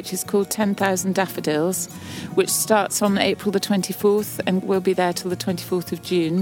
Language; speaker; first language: English; native; English